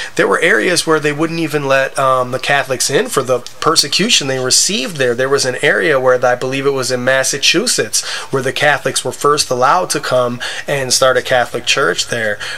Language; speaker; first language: English; native; English